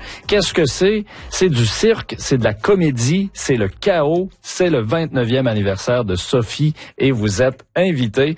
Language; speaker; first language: French; native; French